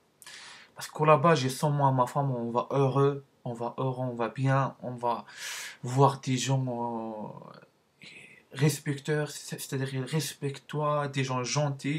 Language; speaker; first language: French; non-native, learner; Arabic